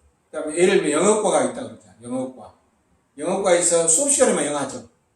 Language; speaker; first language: Korean; native; Korean